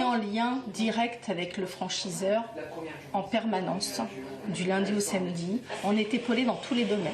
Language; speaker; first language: French; native; French